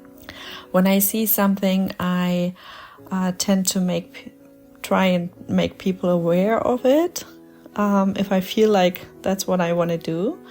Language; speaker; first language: English; non-native, fluent; German